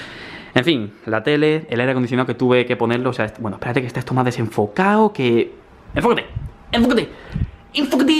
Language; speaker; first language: Spanish; native; Spanish